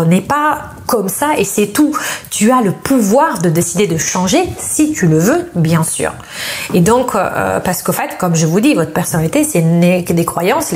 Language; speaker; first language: French; non-native, fluent; Italian